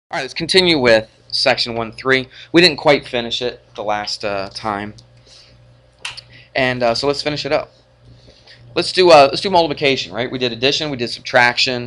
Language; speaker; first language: English; native; English